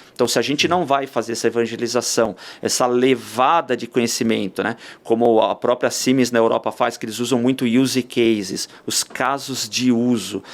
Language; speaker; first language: Portuguese; native; Portuguese